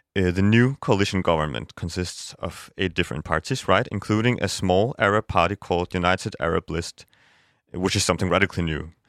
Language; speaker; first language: English; non-native, fluent; Danish